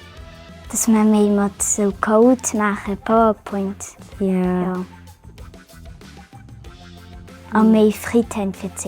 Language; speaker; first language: German; non-native, local second language; Luxembourgish